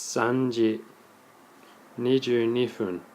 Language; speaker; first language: Japanese; non-native, fluent; English